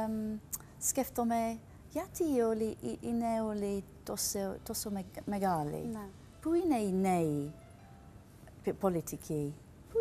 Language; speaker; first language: Greek; non-native, learner; English